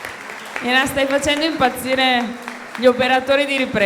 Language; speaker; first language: Italian; native; Italian